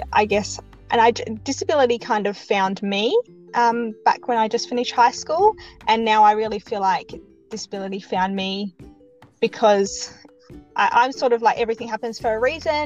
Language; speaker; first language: English; native; English